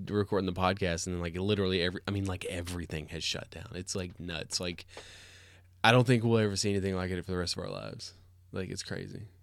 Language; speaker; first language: English; native; English